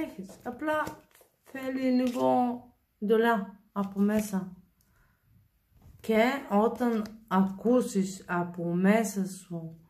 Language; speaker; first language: Greek; non-native, learner; Bulgarian